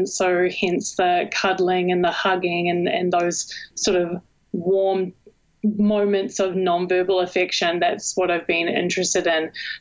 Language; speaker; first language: English; native; English